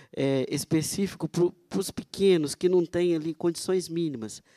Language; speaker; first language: Portuguese; native; Portuguese